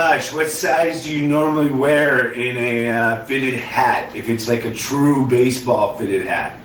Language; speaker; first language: English; native; English